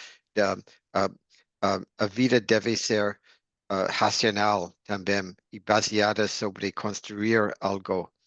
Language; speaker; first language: Portuguese; non-native, learner; English